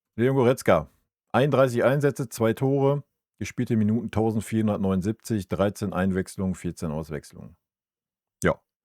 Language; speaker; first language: German; native; German